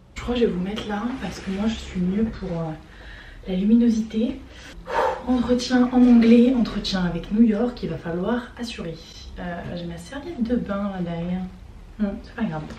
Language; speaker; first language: French; native; French